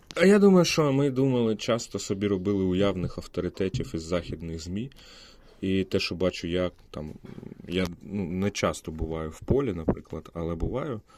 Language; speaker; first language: Ukrainian; non-native, local second language; Russian